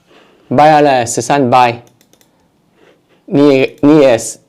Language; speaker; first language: Basque; non-native, learner; English